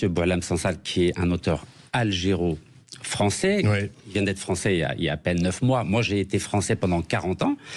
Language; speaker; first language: French; native; French